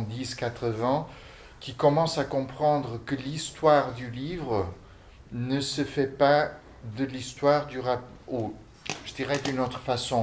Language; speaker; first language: French; non-native, fluent; Portuguese